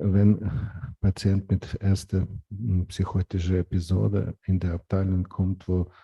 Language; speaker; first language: German; non-native, fluent; Ukrainian